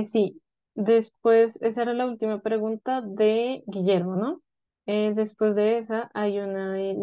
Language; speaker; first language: Spanish; native; Spanish